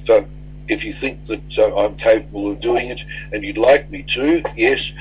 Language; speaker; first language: English; native; English